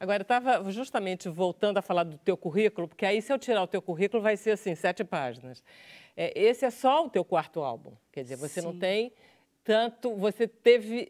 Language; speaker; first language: Portuguese; native; Portuguese